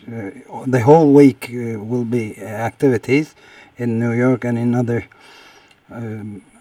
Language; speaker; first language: English; non-native, fluent; Turkish